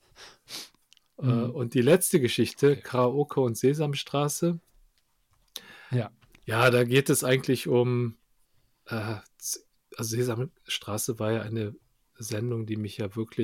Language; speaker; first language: German; early bilingual, other home language; Korean